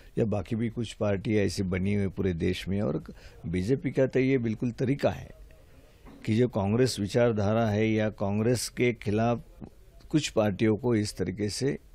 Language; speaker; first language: Hindi; non-native, local second language; Marathi